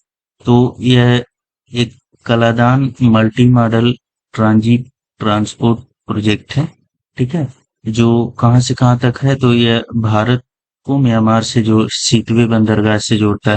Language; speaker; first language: Hindi; native; Hindi